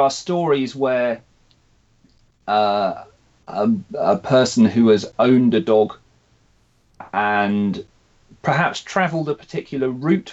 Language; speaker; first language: English; native; English